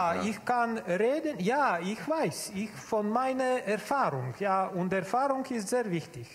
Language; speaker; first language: German; non-native, learner; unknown